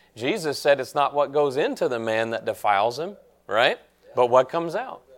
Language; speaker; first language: English; native; English